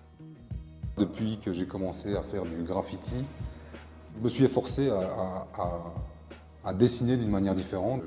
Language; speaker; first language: French; native; French